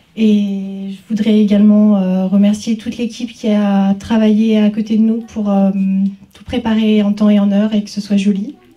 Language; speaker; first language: French; native; French